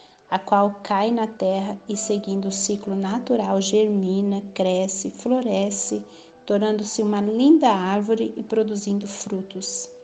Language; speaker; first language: Portuguese; native; Portuguese